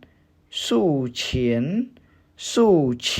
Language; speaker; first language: Chinese; non-native, fluent; Khmer